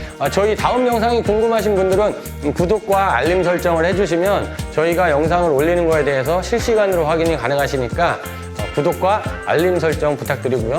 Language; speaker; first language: Korean; native; Korean